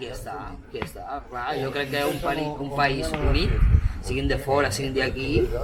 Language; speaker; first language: Catalan; non-native, fluent; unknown